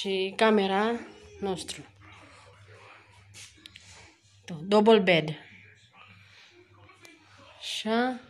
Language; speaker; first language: Romanian; non-native, learner; Filipino